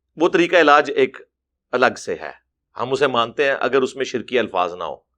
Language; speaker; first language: Urdu; non-native, local second language; Punjabi